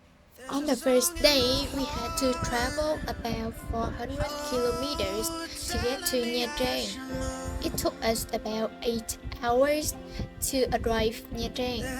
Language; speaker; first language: English; non-native, fluent; Vietnamese